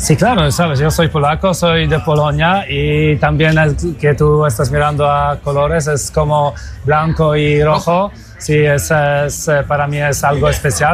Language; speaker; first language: Spanish; non-native, fluent; Polish